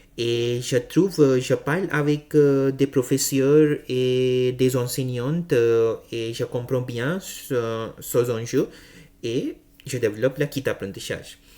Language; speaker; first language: French; non-native, learner; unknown